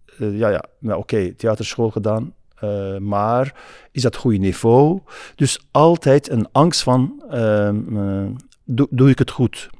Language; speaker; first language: Dutch; non-native, fluent; Kurdish